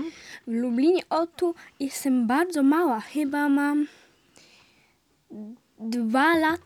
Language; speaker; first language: Polish; early bilingual, heritage; Polish